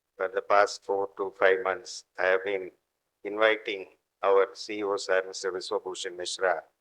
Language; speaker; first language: English; non-native, local second language; Tamil